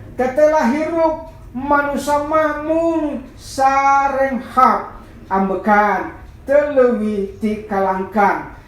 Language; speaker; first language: Sundanese; non-native, local second language; Nias